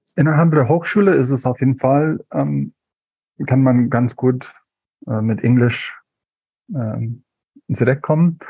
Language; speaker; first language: German; non-native, fluent; English